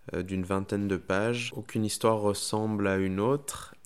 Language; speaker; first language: French; non-native, fluent; Spanish